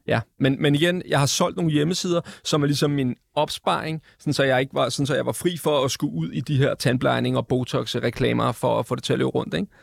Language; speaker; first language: Danish; native; Danish